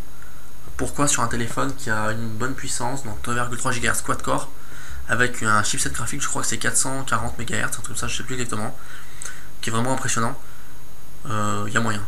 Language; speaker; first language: French; native; French